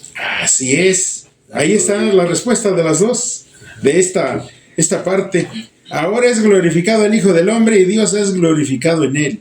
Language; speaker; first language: Spanish; native; Spanish